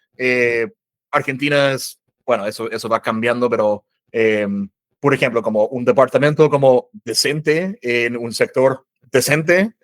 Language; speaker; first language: Spanish; non-native, fluent; English